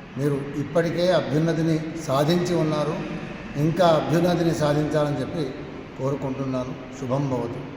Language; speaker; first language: Telugu; native; Telugu